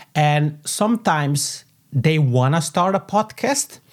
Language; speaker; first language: English; non-native, fluent; Italian